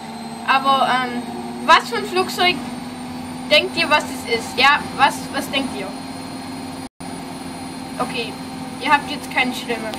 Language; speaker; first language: German; non-native, fluent; English